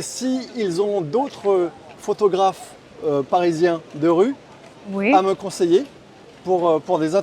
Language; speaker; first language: French; native; French